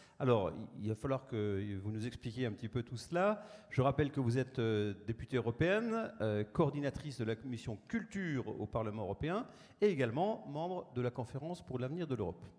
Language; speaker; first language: French; native; French